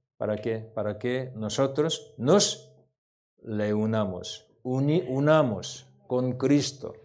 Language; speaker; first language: Spanish; non-native, learner; Korean